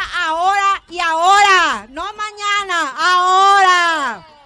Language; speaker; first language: Spanish; early bilingual, heritage; Spanish